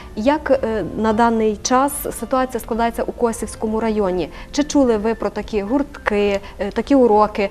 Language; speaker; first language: Ukrainian; native; Ukrainian